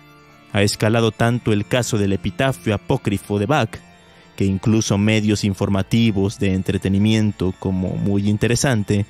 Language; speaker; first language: Spanish; native; Spanish